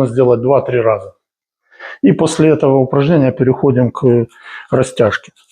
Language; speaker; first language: Russian; native; Russian